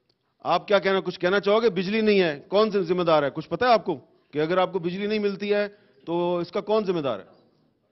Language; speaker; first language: Urdu; native; Urdu